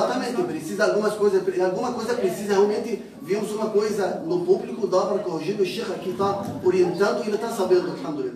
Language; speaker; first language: Portuguese; non-native, fluent; Arabic